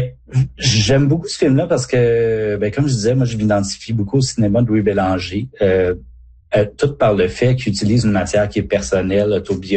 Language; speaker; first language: French; native; French